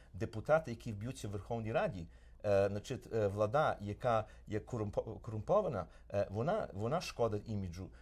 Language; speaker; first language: Ukrainian; early bilingual, heritage; Ukrainian